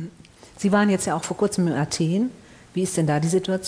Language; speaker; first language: German; native; German